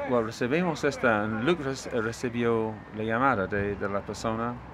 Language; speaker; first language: Spanish; non-native, learner; English